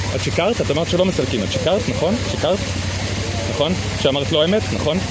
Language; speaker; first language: Hebrew; native; Hebrew